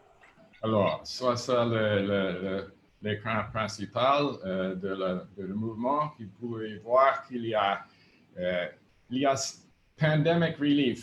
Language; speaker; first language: French; non-native, fluent; English